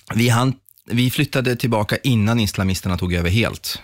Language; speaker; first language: Swedish; early bilingual, other home language; Persian